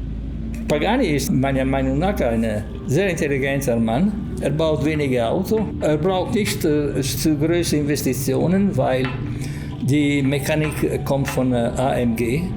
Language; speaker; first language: German; non-native, fluent; Italian